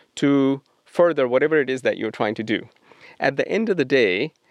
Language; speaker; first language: English; non-native, local second language; Bangla